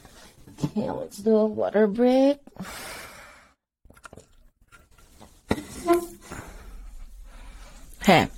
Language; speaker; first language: English; non-native, local second language; Cebuano